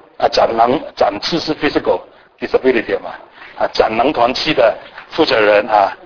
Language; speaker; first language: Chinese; non-native, local second language; Cantonese